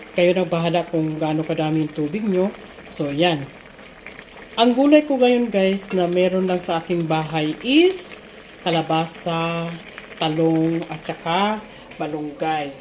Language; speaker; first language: Filipino; non-native, local second language; Cebuano